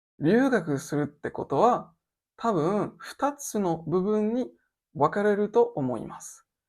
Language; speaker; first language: Japanese; non-native, learner; French